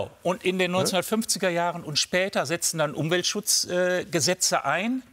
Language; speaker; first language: German; native; German